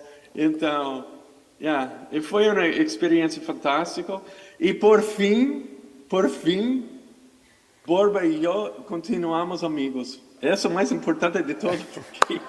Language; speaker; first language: Portuguese; non-native, fluent; English